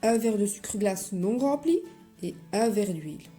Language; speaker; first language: French; non-native, local second language; Arabic